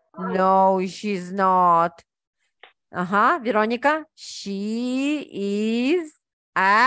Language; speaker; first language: English; non-native, fluent; Ukrainian